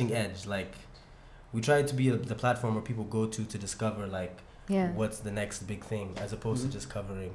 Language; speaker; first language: English; non-native, local second language; Ganda